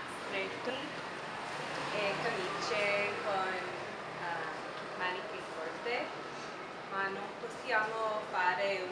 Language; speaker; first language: Italian; non-native, learner; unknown